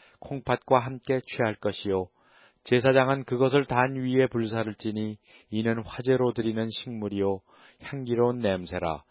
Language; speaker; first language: Korean; native; Korean